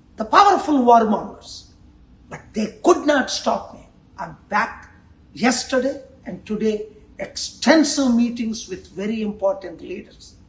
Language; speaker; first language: English; non-native, local second language; Telugu